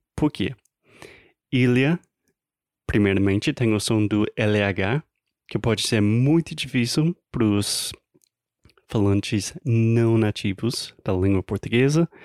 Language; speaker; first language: Portuguese; non-native, fluent; English